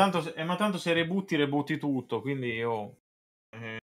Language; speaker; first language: Italian; native; Italian